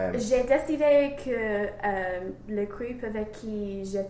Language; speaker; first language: French; non-native, learner; English